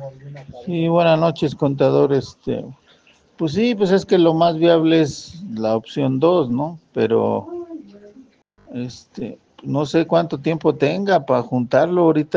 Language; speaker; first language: Spanish; native; Spanish